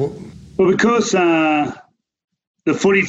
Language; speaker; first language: English; native; English